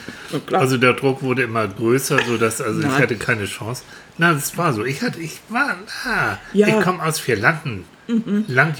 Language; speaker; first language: German; native; German